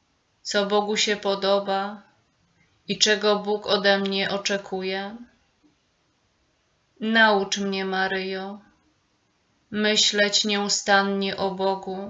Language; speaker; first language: Polish; native; Polish